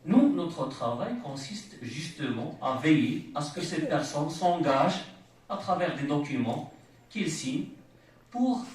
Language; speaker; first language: French; non-native, local second language; Arabic